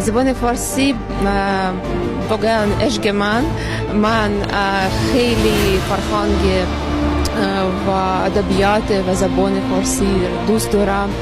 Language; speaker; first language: Persian; non-native, learner; Russian